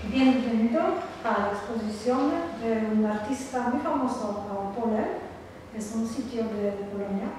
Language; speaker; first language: Spanish; non-native, fluent; Polish